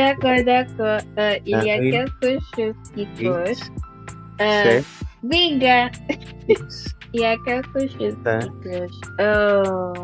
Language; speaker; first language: French; non-native, learner; Yoruba